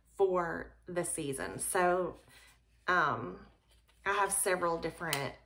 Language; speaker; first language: English; native; English